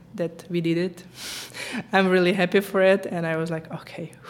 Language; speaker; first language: English; non-native, fluent; Ukrainian